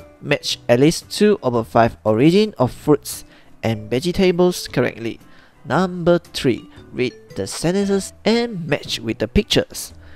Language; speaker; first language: English; non-native, local second language; Chinese